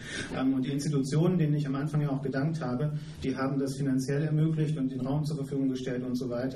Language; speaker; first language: German; native; German